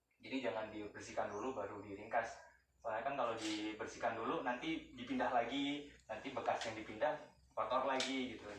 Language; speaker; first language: Indonesian; native; Indonesian